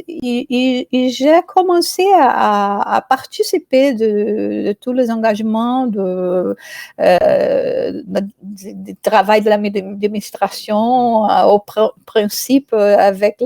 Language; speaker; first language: French; non-native, fluent; Portuguese